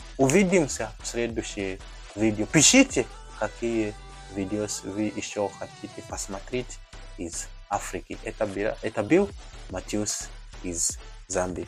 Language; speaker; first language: Russian; non-native, fluent; Nyanja